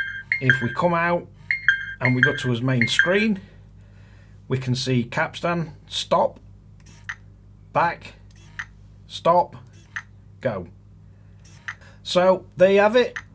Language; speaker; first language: English; native; English